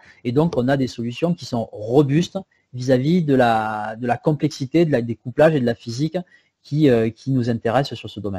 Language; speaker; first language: French; native; French